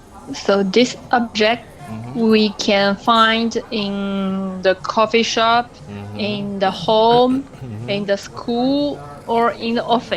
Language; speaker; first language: English; non-native, learner; French